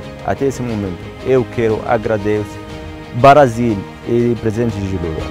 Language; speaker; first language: Portuguese; non-native, learner; Arabic